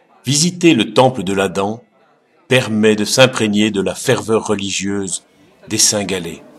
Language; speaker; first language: French; native; French